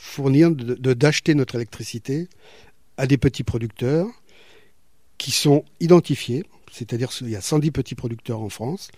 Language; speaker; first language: French; native; French